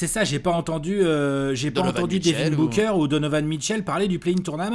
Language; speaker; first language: French; native; French